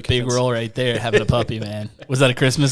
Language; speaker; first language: English; native; English